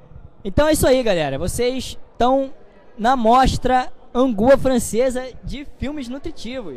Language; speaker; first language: Portuguese; native; Portuguese